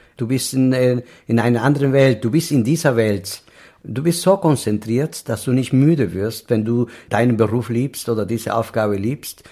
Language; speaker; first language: German; non-native, fluent; Spanish